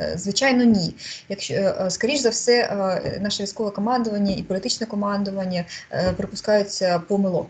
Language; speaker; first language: Ukrainian; non-native, local second language; Russian